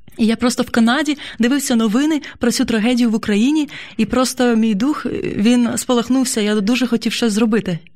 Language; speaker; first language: Ukrainian; native; Ukrainian